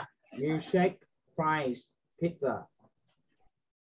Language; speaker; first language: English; non-native, fluent; Vietnamese